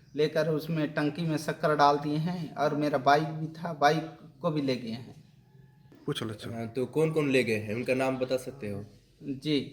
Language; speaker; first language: Hindi; non-native, local second language; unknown